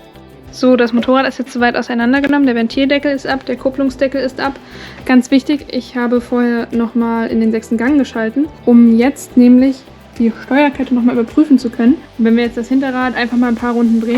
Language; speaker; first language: German; native; German